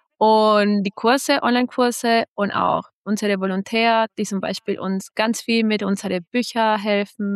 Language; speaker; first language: German; non-native, fluent; Spanish